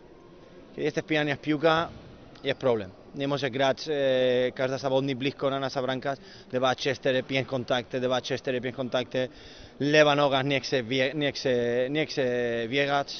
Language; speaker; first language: Polish; non-native, learner; Spanish